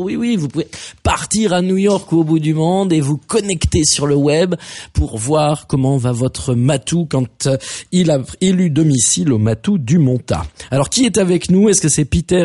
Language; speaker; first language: French; native; French